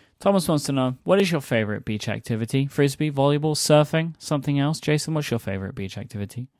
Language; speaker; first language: English; native; English